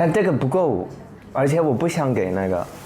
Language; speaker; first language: Chinese; non-native, fluent; English